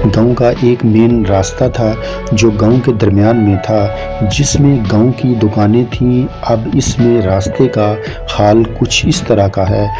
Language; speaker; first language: Urdu; non-native, local second language; Punjabi